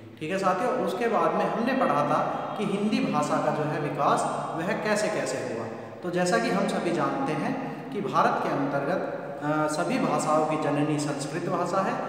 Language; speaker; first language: Hindi; native; Hindi